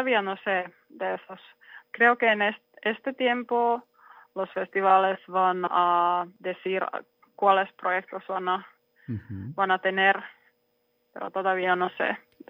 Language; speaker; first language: Spanish; non-native, learner; Finnish